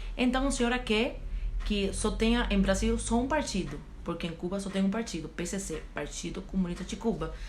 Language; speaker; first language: Portuguese; non-native, fluent; Spanish